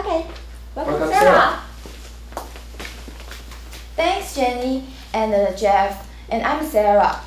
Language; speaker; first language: English; non-native, learner; Chinese